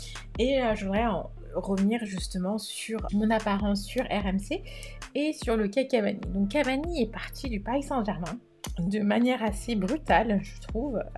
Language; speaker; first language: French; native; French